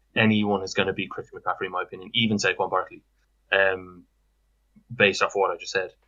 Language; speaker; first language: English; native; English